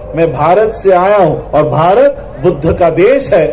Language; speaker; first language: Hindi; non-native, local second language; Marathi